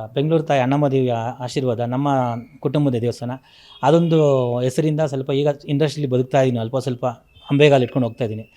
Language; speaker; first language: Kannada; native; Kannada